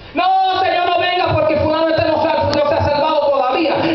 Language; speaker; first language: Spanish; early bilingual, heritage; Spanish